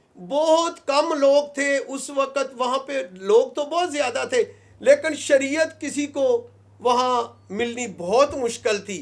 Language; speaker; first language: Urdu; non-native, local second language; Punjabi